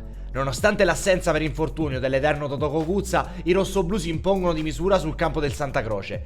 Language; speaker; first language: Italian; native; Italian